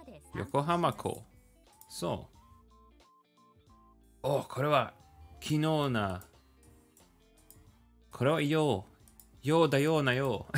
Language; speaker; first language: Japanese; non-native, learner; English